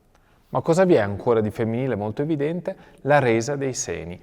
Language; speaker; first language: Italian; native; Italian